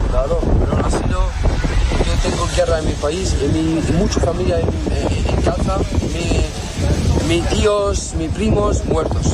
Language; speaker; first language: Spanish; non-native, learner; Arabic